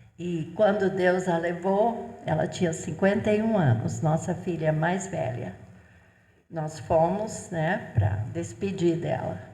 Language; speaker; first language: Portuguese; non-native, fluent; English